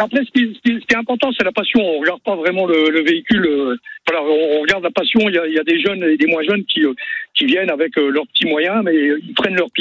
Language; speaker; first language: French; native; French